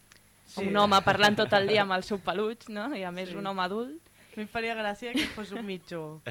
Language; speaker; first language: Catalan; native; Catalan